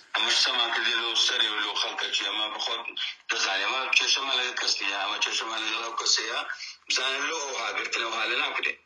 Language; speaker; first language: Central Kurdish; native; Central Kurdish